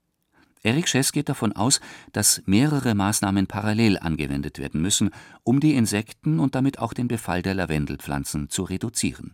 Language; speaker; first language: German; native; German